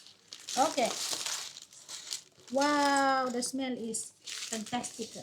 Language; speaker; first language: English; non-native, local second language; Iban